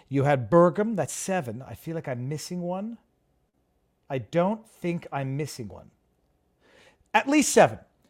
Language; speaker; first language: English; native; English